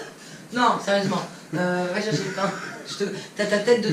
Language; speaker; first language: French; native; French